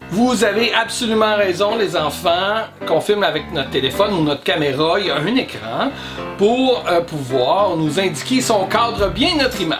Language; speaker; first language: French; native; French